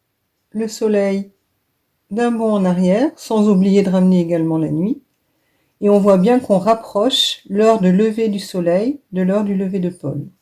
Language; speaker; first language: French; native; French